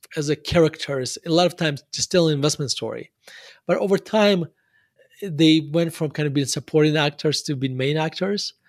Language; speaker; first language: English; non-native, fluent; Russian